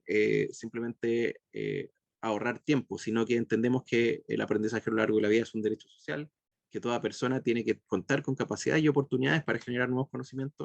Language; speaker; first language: Spanish; native; Spanish